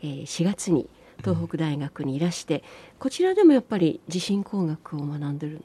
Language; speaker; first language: Japanese; native; Japanese